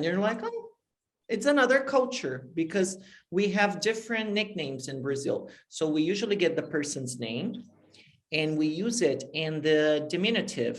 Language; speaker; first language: English; non-native, fluent; Portuguese